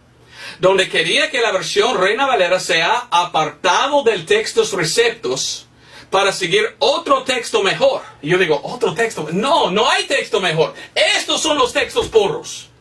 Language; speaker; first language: Spanish; non-native, fluent; English